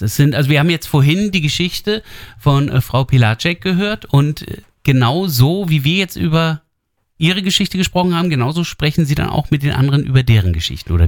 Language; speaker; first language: German; native; German